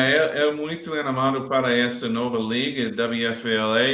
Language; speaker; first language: Portuguese; non-native, learner; English